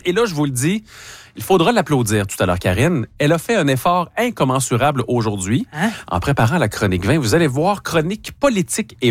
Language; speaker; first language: French; native; French